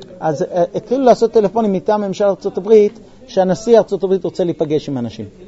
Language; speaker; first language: Hebrew; non-native, fluent; English